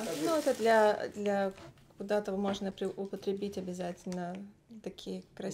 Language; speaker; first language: Russian; native; Russian